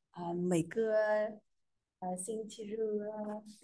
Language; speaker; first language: Chinese; non-native, learner; Vietnamese